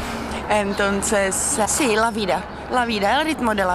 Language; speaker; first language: Spanish; non-native, learner; Czech